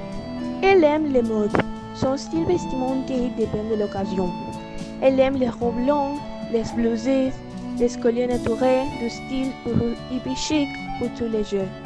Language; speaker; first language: French; non-native, learner; Spanish